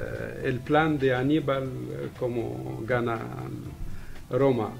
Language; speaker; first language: Spanish; non-native, fluent; Arabic